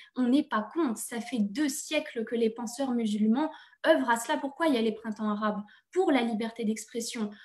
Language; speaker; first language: French; native; French